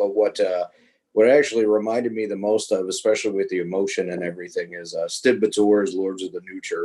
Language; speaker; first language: English; native; English